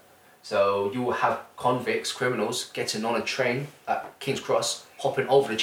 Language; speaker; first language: English; native; English